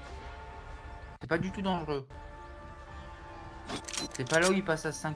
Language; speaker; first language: French; native; French